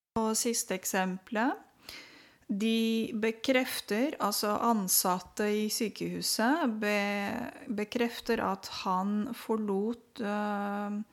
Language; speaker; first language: Norwegian; non-native, fluent; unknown